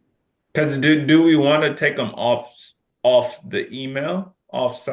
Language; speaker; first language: English; native; English